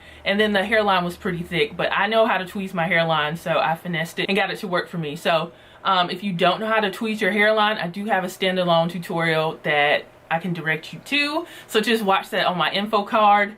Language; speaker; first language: English; native; English